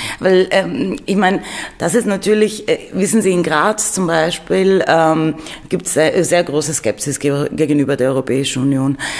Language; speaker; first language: German; non-native, fluent; Greek